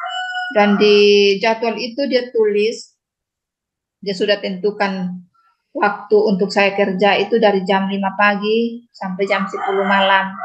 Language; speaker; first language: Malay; non-native, local second language; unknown